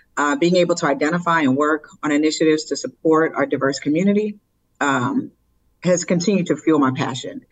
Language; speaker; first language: English; native; English